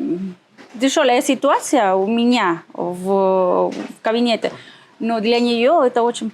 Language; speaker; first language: Russian; non-native, learner; Spanish